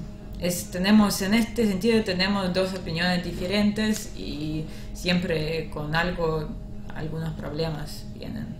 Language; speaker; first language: Spanish; non-native, learner; Russian